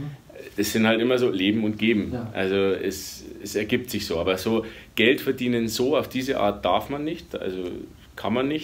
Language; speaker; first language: German; native; German